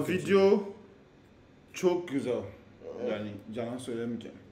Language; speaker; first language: Turkish; non-native, learner; English